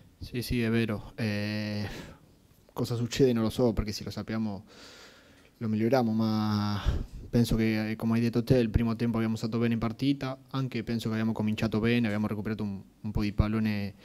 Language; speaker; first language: Italian; non-native, fluent; Spanish